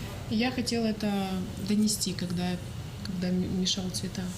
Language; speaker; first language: Russian; native; Russian